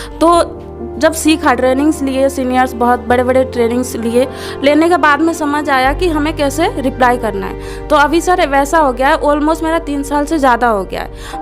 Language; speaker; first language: Hindi; non-native, local second language; Assamese